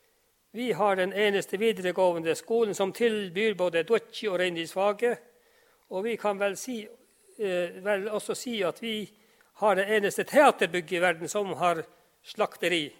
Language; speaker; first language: Norwegian; non-native, local second language; Northern Sami